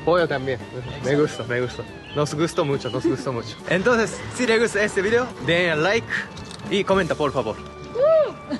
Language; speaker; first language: Spanish; non-native, learner; Japanese